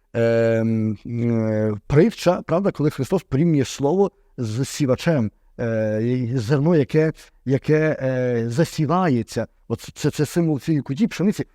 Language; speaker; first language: Ukrainian; native; Ukrainian